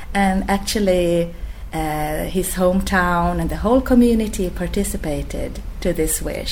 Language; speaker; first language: English; non-native, fluent; Swedish